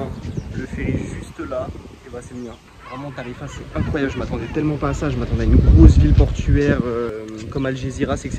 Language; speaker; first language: French; native; French